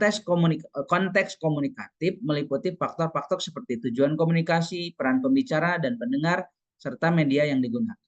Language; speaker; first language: Indonesian; non-native, local second language; Sundanese